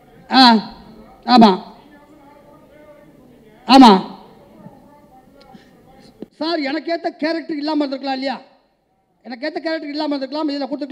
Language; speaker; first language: Tamil; native; Tamil